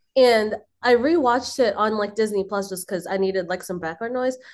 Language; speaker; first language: English; early bilingual, other home language; Filipino